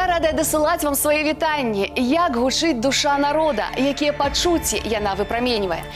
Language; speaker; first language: Belarusian; native; Belarusian